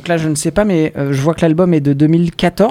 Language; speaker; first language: French; native; French